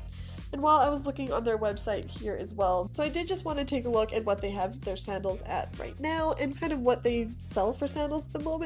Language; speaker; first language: English; native; English